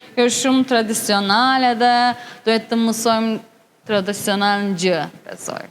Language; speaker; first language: Albanian; early bilingual, heritage; Turkish